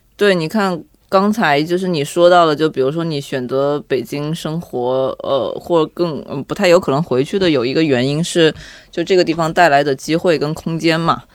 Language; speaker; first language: Chinese; native; Chinese